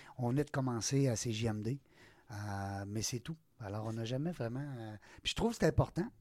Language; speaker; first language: French; native; French